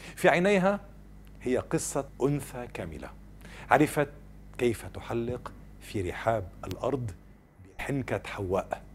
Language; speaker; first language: Arabic; native; Arabic